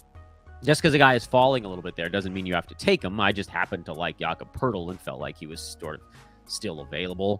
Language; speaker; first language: English; native; English